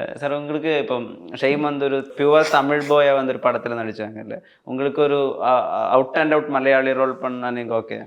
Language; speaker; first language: Tamil; non-native, learner; Malayalam